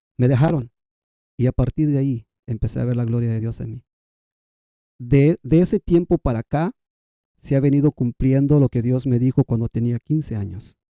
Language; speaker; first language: Spanish; non-native, local second language; Kʼicheʼ